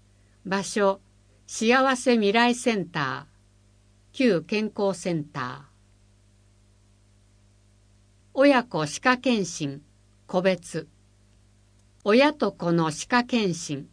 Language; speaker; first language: Japanese; native; Japanese